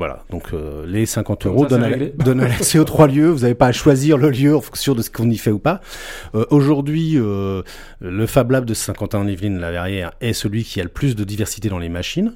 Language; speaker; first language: French; native; French